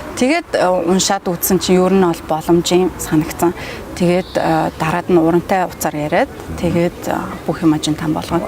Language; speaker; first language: Mongolian; early bilingual, heritage; Mongolian